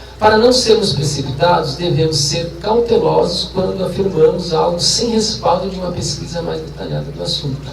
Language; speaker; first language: Portuguese; native; Portuguese